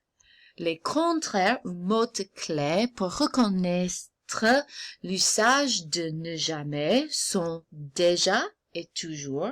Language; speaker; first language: French; non-native, fluent; English